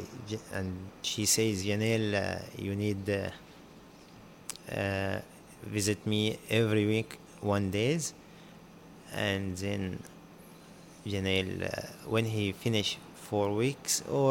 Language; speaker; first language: English; non-native, learner; Arabic